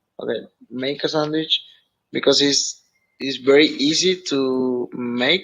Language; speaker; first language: English; non-native, learner; Spanish